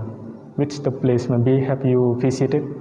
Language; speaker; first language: English; non-native, learner; Indonesian